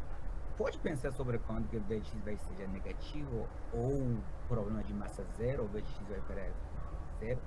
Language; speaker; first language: Portuguese; non-native, fluent; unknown